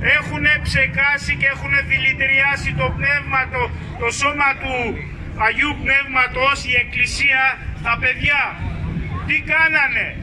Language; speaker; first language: Greek; non-native, fluent; Armenian